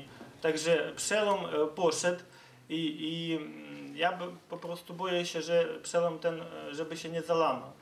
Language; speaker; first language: Polish; non-native, fluent; Ukrainian